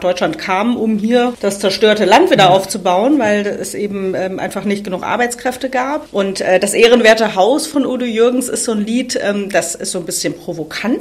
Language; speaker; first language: German; native; German